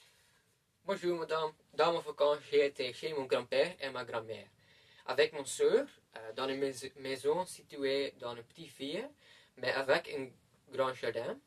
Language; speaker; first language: French; non-native, learner; Dutch